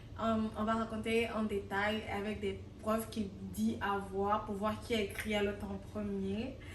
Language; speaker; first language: French; non-native, local second language; Lingala